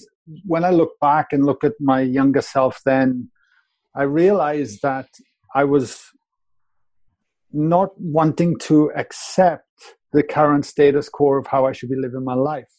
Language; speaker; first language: English; native; English